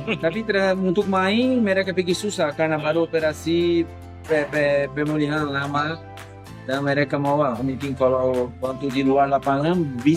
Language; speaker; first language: Indonesian; non-native, fluent; Portuguese